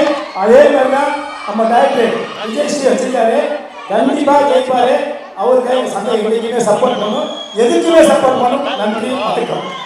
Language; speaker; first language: Tamil; native; Tamil